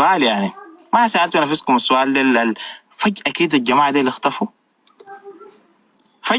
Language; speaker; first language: Arabic; native; Arabic